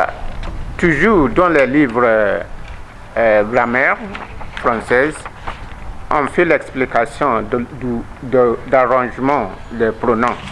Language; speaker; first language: French; non-native, learner; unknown